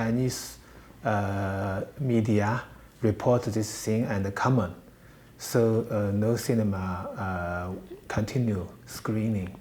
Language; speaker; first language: English; non-native, learner; Chinese